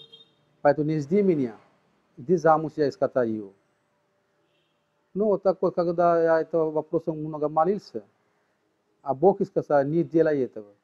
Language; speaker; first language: Russian; non-native, learner; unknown